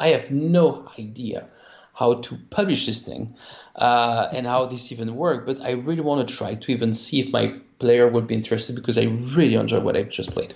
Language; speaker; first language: English; non-native, fluent; French